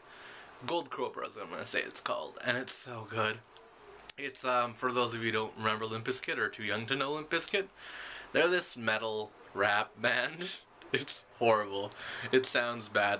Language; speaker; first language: English; native; English